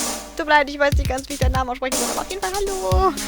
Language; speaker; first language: German; native; German